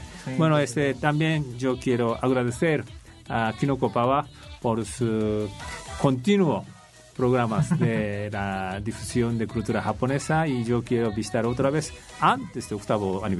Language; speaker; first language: Spanish; non-native, fluent; Japanese